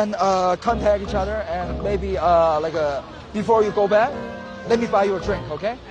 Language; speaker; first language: English; non-native, fluent; Korean